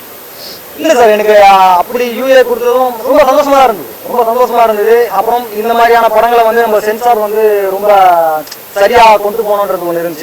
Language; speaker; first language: Tamil; native; Tamil